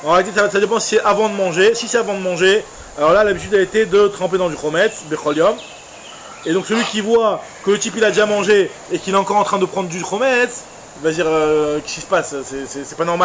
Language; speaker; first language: French; native; French